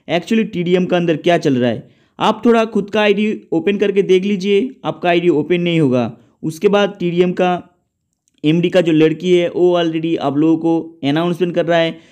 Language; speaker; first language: Hindi; non-native, local second language; Bangla